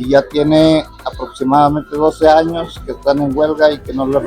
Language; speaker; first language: Spanish; native; Spanish